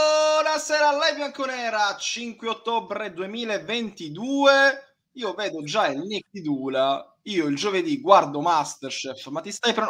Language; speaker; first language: Italian; native; Italian